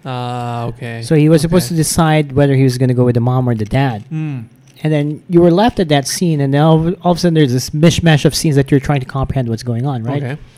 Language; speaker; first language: English; non-native, local second language; Filipino